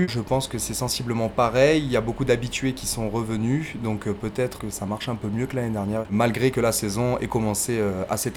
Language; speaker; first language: French; native; French